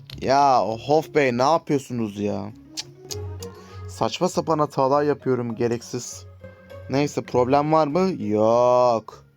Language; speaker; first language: Turkish; native; Turkish